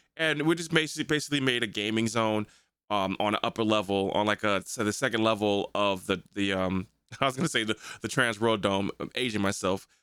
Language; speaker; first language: English; native; English